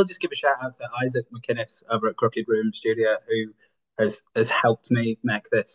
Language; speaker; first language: English; native; English